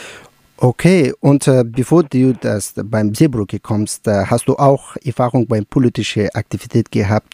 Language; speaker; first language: German; non-native, learner; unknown